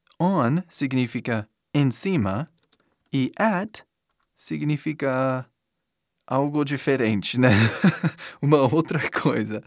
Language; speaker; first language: Portuguese; non-native, fluent; English